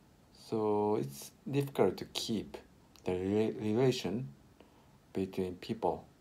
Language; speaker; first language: English; non-native, learner; Japanese